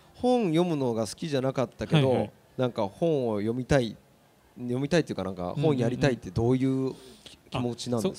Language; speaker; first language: Japanese; native; Japanese